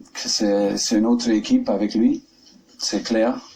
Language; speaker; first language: French; non-native, learner; German